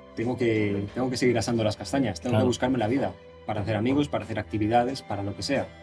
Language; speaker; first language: Spanish; native; Spanish